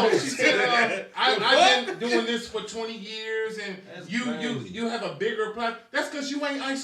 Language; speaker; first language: English; native; English